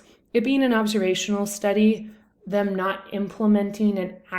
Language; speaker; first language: English; native; English